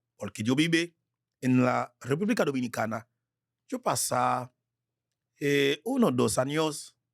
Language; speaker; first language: Spanish; non-native, learner; Haitian Creole